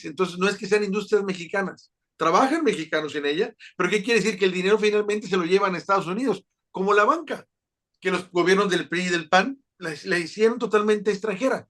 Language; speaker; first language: Spanish; native; Spanish